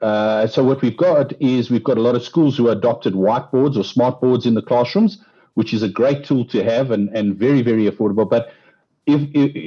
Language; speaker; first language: English; non-native, local second language; Afrikaans